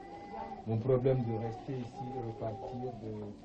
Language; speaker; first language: French; non-native, local second language; Soninke